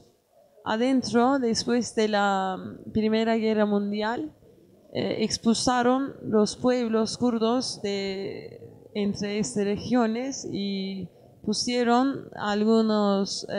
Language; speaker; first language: Spanish; non-native, learner; Kurdish